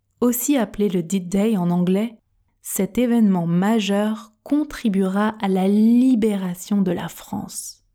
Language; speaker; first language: French; native; French